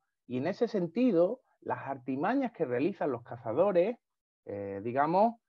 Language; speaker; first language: Spanish; native; Spanish